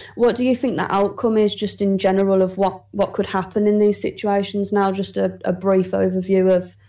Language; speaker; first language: English; native; English